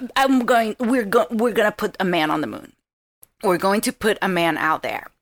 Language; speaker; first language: English; non-native, fluent; Spanish